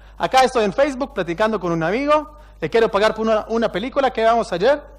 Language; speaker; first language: Spanish; non-native, fluent; Hebrew